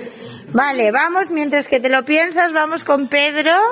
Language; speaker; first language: Spanish; native; Spanish